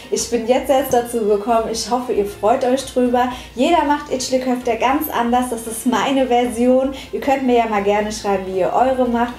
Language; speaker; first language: German; early bilingual, other home language; Turkish